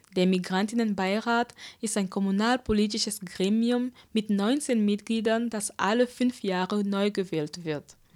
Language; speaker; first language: German; native; German